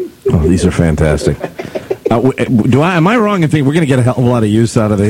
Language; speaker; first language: English; native; English